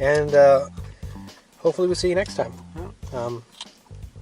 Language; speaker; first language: English; native; English